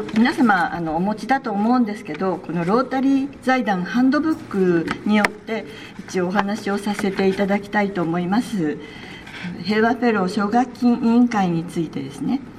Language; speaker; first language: Japanese; native; Japanese